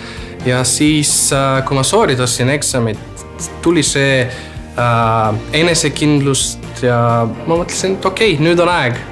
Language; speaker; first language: Estonian; non-native, fluent; Macedonian